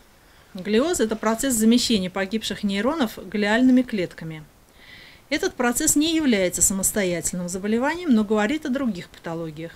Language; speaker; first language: Russian; native; Russian